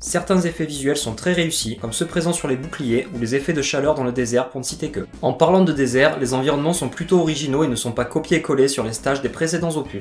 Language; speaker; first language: French; native; French